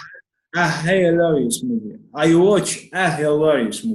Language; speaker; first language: English; non-native, learner; Arabic